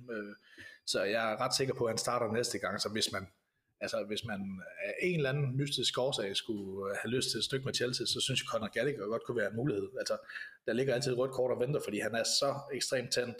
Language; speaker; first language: Danish; native; Danish